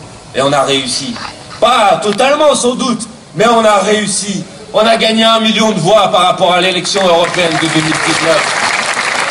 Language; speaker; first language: French; native; French